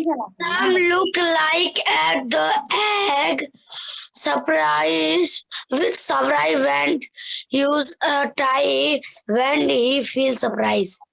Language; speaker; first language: English; non-native, learner; Hindi